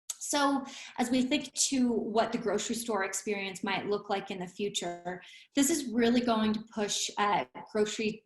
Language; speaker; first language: English; native; English